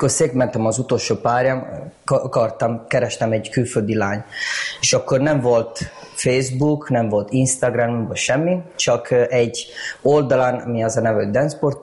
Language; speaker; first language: Hungarian; non-native, learner; Italian